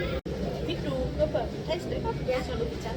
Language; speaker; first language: Danish; non-native, learner; Vietnamese